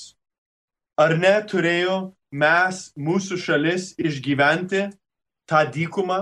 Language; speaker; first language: Lithuanian; early bilingual, heritage; Lithuanian